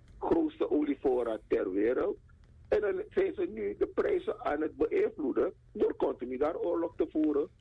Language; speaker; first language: Dutch; native; Dutch